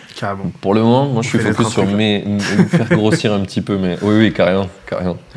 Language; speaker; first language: French; native; French